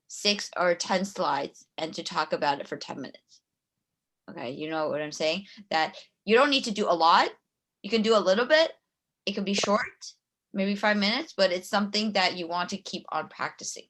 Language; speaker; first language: English; non-native, fluent; Chinese